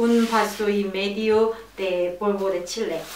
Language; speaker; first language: Spanish; non-native, learner; Korean